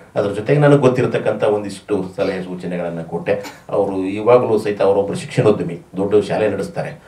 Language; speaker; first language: Kannada; native; Kannada